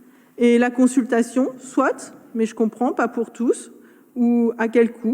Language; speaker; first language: French; native; French